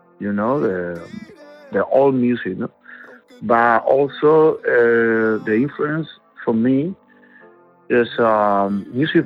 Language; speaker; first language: English; non-native, learner; Spanish